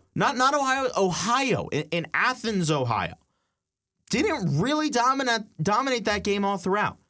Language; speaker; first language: English; native; English